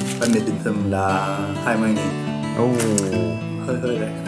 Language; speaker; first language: Vietnamese; non-native, learner; Japanese